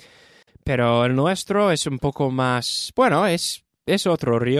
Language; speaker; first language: Spanish; non-native, fluent; English